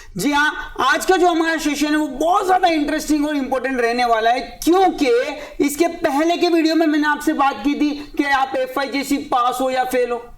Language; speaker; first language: Hindi; native; Hindi